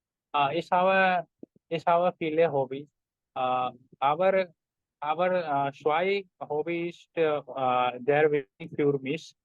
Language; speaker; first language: German; non-native, learner; Hindi